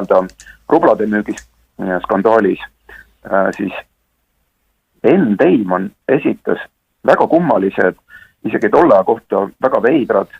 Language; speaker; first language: Estonian; native; Estonian